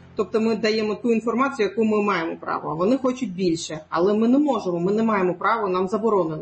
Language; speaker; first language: Ukrainian; non-native, local second language; Crimean Tatar